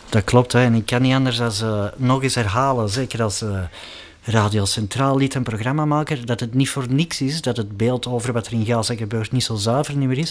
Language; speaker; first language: Dutch; native; Dutch